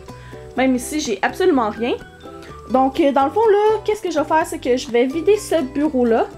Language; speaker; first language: French; native; French